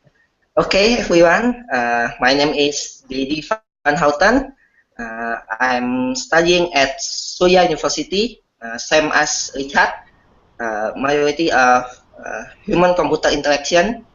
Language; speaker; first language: English; non-native, learner; Indonesian